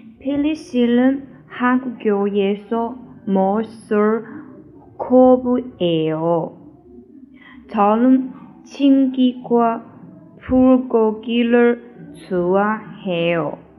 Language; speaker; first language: Korean; non-native, learner; Chinese